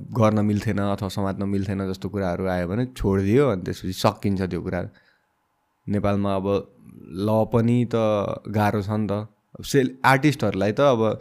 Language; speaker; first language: Nepali; non-native, local second language; Bhojpuri